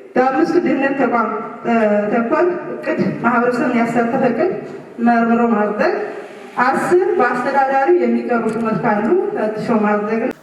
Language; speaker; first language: Amharic; non-native, local second language; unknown